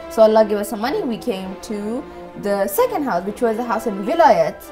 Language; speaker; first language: English; native; English